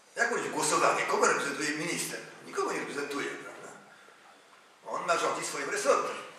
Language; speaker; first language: Polish; native; Polish